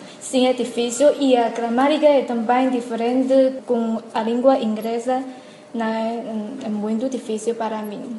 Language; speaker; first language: Portuguese; non-native, learner; Chinese